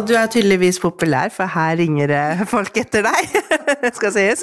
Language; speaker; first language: Norwegian; native; Norwegian